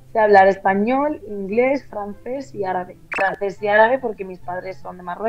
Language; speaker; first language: Spanish; early bilingual, other home language; Arabic